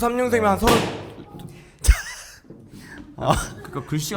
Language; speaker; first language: Korean; native; Korean